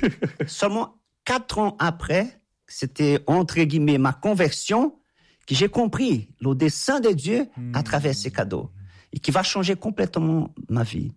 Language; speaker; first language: French; non-native, fluent; Portuguese